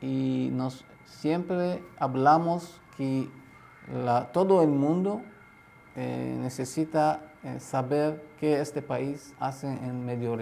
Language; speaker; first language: Spanish; non-native, learner; Arabic